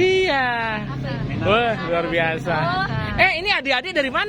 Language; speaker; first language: Indonesian; native; Indonesian